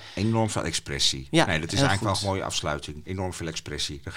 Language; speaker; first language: Dutch; non-native, local second language; Western Frisian